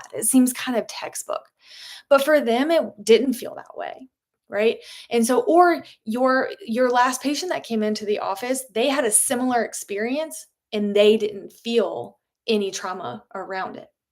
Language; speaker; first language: English; native; English